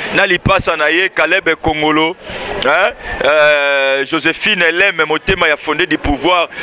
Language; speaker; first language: Lingala; native; Lingala